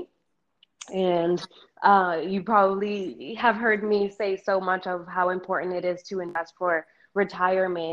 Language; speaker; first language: English; early bilingual, other home language; Spanish